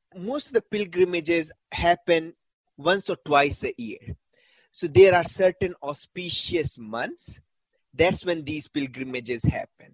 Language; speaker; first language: English; non-native, local second language; Hindi